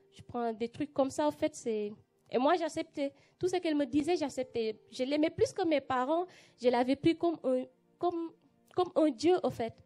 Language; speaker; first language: French; non-native, local second language; Wolof